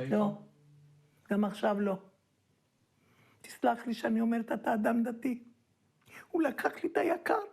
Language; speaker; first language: Hebrew; non-native, fluent; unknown